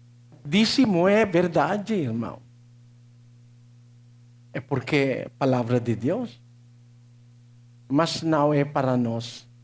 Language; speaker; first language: Portuguese; non-native, learner; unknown